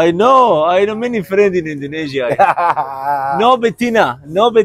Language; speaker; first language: English; non-native, learner; Persian